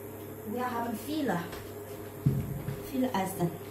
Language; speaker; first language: German; non-native, learner; Filipino